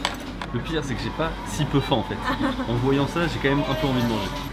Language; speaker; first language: French; native; French